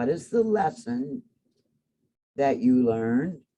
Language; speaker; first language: English; native; English